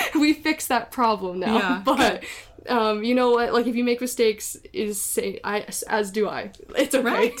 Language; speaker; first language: English; native; English